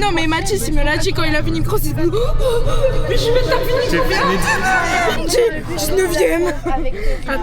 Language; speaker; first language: French; native; French